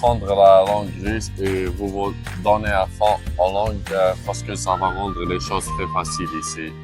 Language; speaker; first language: French; non-native, local second language; Arabic